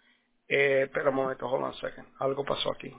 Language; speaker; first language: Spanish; early bilingual, heritage; Spanish